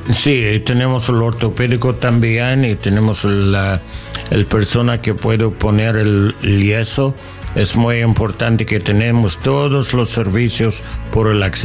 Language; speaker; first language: Spanish; non-native, learner; English